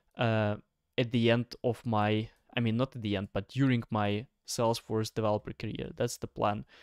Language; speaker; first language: English; non-native, fluent; Ukrainian